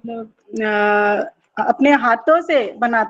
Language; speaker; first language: Hindi; non-native, local second language; Assamese